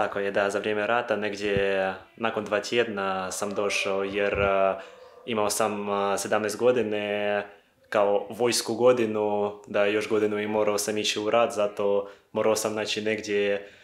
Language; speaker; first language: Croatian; non-native, learner; Ukrainian